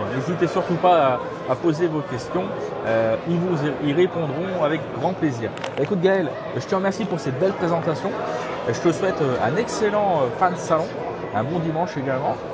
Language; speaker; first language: French; native; French